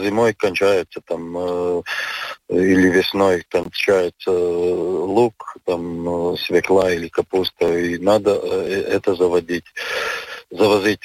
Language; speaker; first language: Russian; non-native, local second language; Latvian